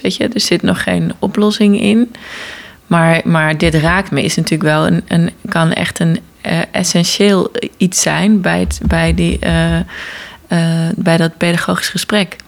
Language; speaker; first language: Dutch; native; Dutch